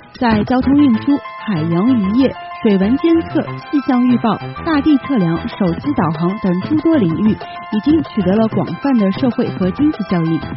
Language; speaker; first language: Chinese; native; Chinese